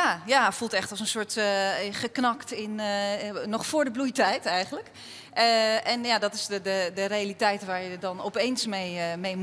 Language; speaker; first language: Dutch; native; Dutch